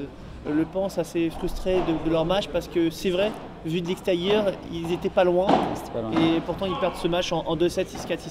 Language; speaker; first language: French; native; French